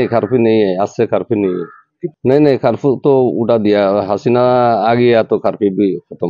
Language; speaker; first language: Hindi; non-native, learner; Bangla